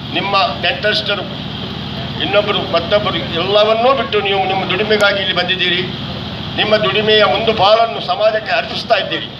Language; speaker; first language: Kannada; non-native, local second language; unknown